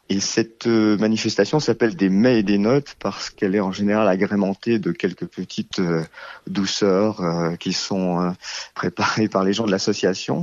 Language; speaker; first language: French; native; French